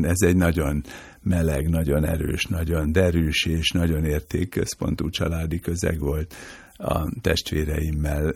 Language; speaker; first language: Hungarian; native; Hungarian